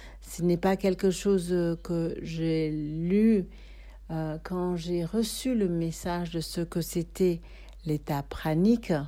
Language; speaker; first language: French; non-native, fluent; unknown